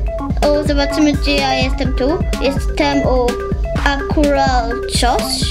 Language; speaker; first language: Polish; early bilingual, heritage; Polish